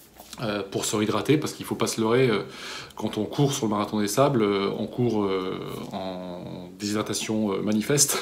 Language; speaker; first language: French; native; French